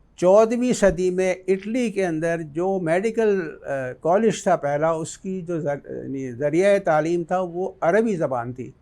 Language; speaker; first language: Urdu; native; Urdu